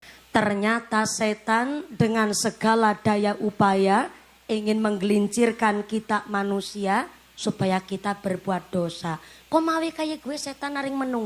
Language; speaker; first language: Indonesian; non-native, local second language; Javanese